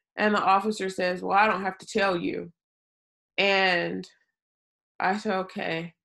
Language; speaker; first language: English; native; English